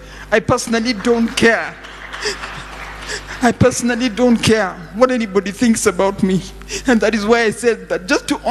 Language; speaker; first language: English; non-native, local second language; Swahili